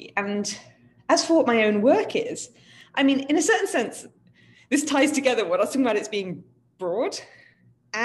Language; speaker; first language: English; native; English